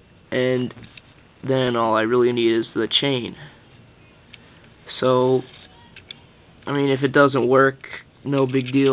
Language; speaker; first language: English; native; English